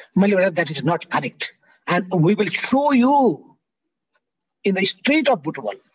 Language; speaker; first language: English; non-native, local second language; Nepali